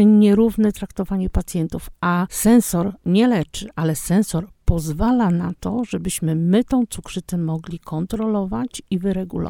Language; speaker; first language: Polish; native; Polish